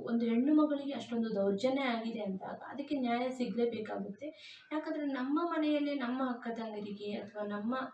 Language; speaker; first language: Kannada; non-native, local second language; Tulu